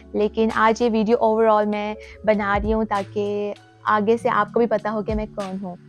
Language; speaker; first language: Urdu; native; Urdu